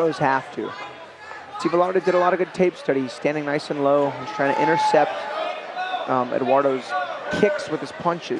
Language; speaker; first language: English; native; English